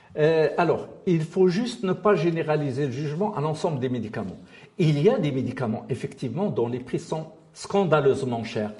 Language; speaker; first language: French; non-native, local second language; Arabic